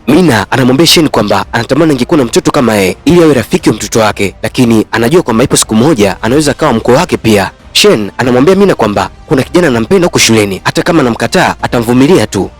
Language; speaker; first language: Swahili; native; Swahili